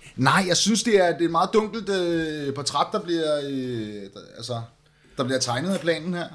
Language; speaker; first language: Danish; native; Danish